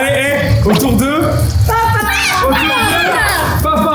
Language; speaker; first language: French; native; French